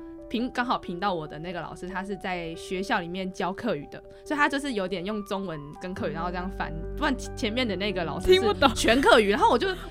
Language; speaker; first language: Chinese; non-native, local second language; Min Nan Chinese